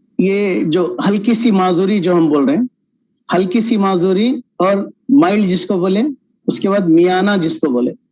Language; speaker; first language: Urdu; native; Urdu